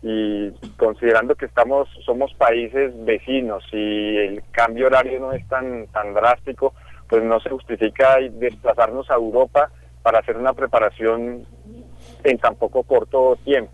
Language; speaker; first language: Spanish; native; Spanish